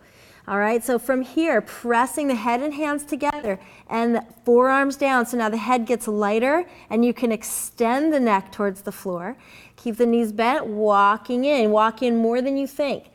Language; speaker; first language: English; native; English